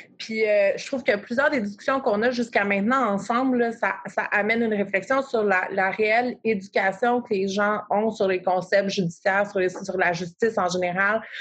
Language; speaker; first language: French; native; French